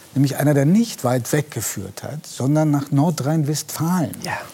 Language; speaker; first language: German; native; German